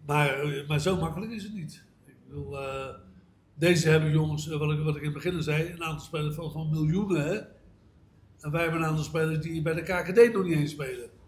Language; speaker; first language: Dutch; native; Dutch